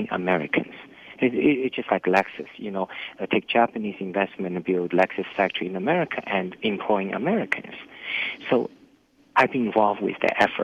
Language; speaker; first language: English; non-native, fluent; Chinese